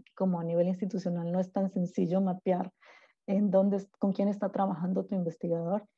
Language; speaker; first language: Spanish; native; Spanish